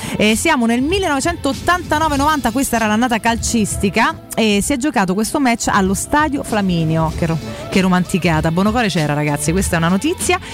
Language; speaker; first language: Italian; native; Italian